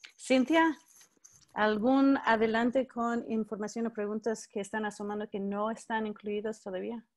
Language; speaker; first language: Spanish; non-native, fluent; English